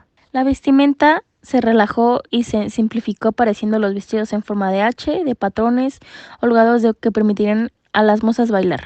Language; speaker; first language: Spanish; native; Spanish